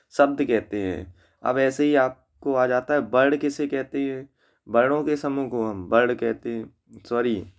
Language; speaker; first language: Hindi; native; Hindi